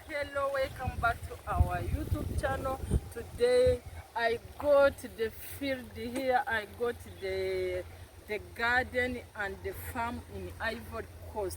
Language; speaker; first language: English; non-native, local second language; Kinyarwanda